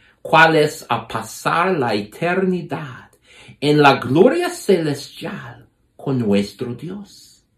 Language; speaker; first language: Spanish; non-native, fluent; English